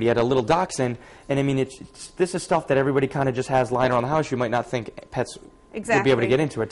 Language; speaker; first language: English; native; English